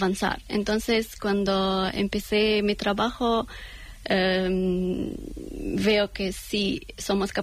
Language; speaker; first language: Spanish; non-native, learner; Persian